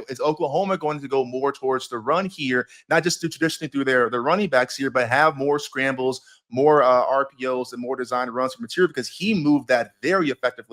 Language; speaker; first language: English; native; English